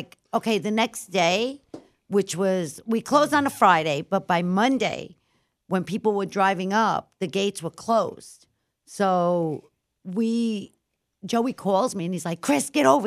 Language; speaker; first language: English; early bilingual, other home language; Italian